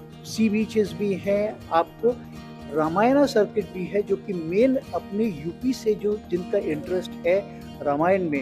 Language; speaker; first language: Hindi; native; Hindi